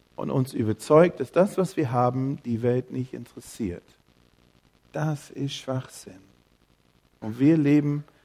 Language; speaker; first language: German; early bilingual, heritage; English